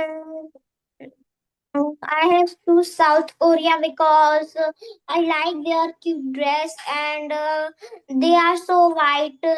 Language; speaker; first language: English; non-native, fluent; Hindi